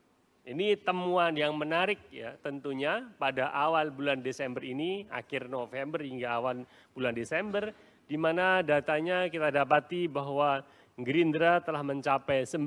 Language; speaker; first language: Indonesian; native; Indonesian